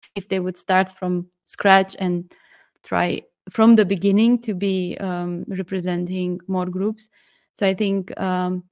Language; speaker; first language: English; non-native, fluent; Romanian